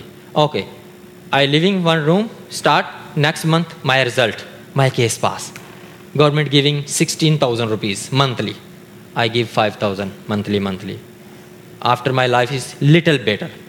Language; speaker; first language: English; non-native, learner; Urdu